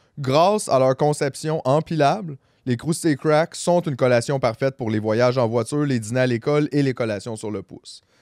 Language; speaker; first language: French; native; French